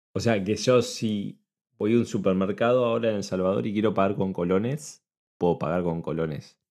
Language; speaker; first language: Spanish; native; Spanish